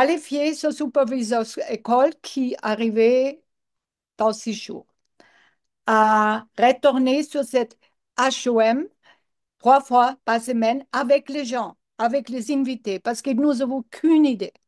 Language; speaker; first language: French; non-native, learner; English